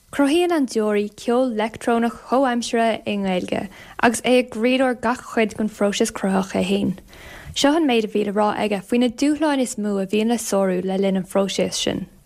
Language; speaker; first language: Irish; native; Irish